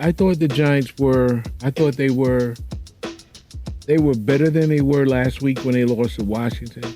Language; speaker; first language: English; native; English